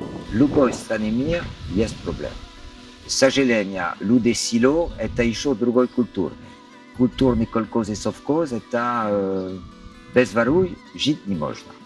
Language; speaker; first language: Russian; non-native, learner; French